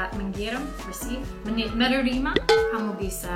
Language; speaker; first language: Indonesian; non-native, learner; English